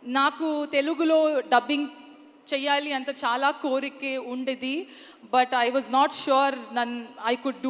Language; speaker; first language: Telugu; non-native, learner; Kannada